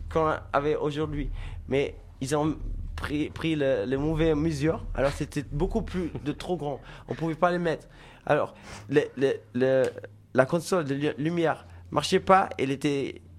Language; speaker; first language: French; non-native, fluent; German